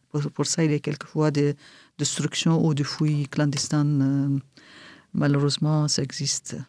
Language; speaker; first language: French; non-native, fluent; Kurdish